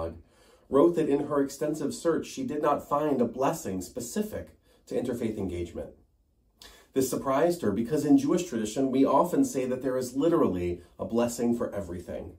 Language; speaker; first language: English; native; English